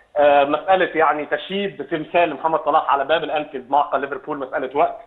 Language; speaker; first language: Arabic; native; Arabic